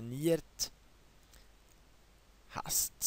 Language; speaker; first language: German; non-native, fluent; Swedish